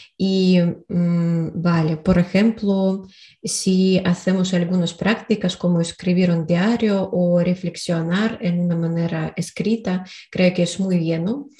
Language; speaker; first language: Spanish; non-native, learner; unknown